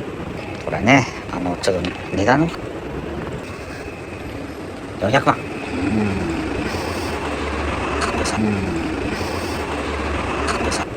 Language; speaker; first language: Japanese; native; Japanese